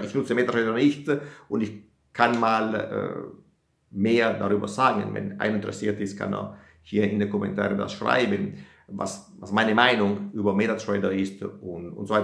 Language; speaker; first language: German; non-native, fluent; Italian